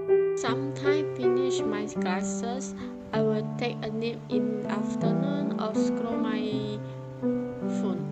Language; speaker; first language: English; non-native, learner; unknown